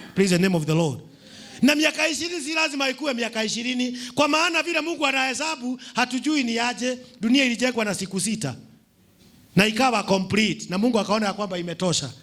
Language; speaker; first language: Swahili; non-native, local second language; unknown